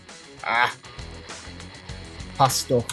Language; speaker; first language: German; native; German